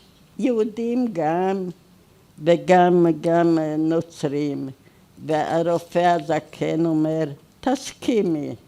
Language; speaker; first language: Hebrew; non-native, fluent; Hungarian